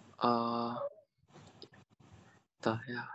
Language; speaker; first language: English; non-native, learner; Vietnamese